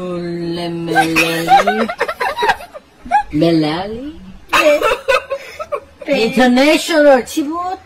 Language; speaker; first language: Persian; non-native, learner; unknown